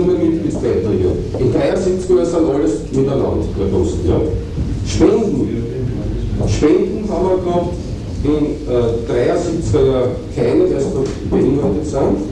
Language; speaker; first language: German; native; German